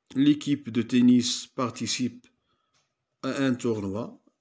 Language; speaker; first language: French; non-native, local second language; Arabic